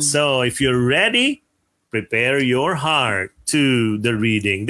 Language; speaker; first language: English; non-native, local second language; Filipino